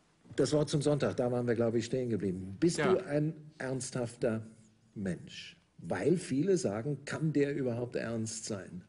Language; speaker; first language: German; native; German